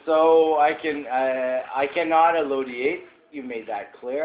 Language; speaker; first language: English; non-native, fluent; French